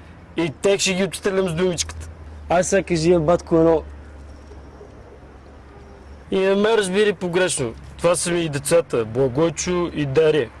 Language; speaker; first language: Bulgarian; native; Bulgarian